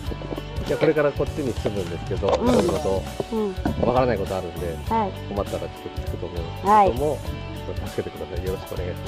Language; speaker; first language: Japanese; native; Japanese